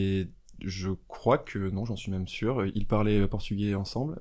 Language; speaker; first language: French; native; French